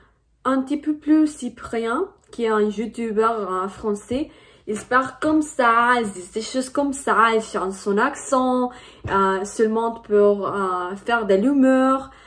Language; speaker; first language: French; non-native, fluent; Spanish